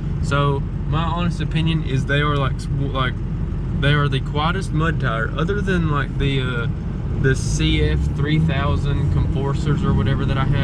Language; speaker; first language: English; native; English